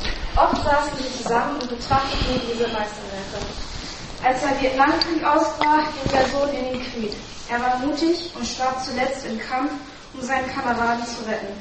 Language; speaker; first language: German; native; German